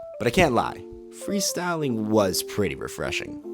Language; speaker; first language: English; native; English